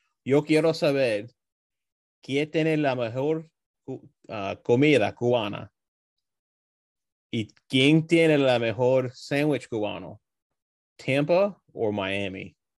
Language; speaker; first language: Spanish; early bilingual, other home language; English